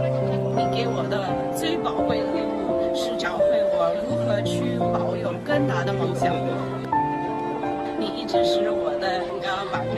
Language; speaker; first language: Chinese; non-native, fluent; English